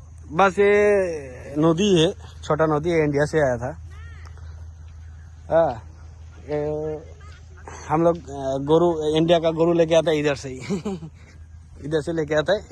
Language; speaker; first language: Hindi; non-native, learner; Bangla